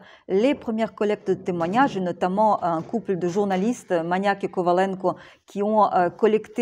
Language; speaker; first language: French; non-native, fluent; Ukrainian